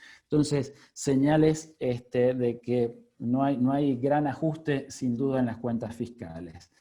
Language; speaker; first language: Spanish; native; Spanish